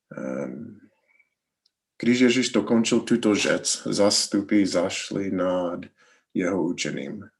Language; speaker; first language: Czech; non-native, learner; English